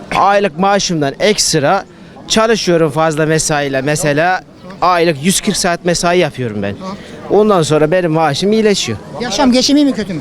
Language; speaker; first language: Turkish; native; Turkish